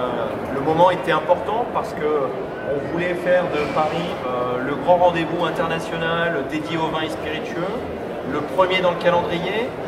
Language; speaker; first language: French; native; French